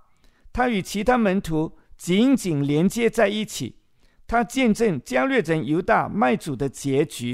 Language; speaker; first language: Chinese; native; Chinese